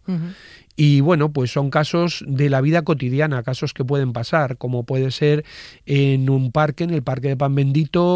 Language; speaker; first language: Spanish; native; Spanish